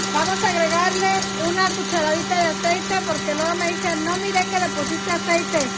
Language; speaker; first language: Spanish; native; Spanish